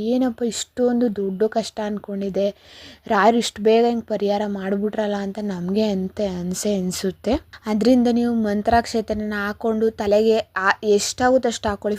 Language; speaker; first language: Kannada; native; Kannada